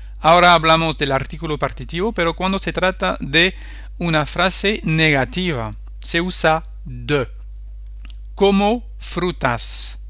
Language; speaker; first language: Spanish; non-native, fluent; French